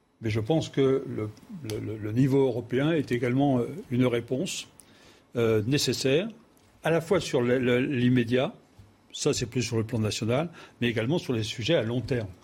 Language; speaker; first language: French; native; French